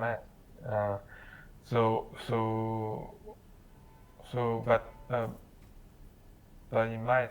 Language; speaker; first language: English; non-native, learner; Chinese